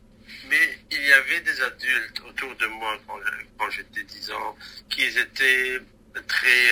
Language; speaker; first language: French; non-native, local second language; Arabic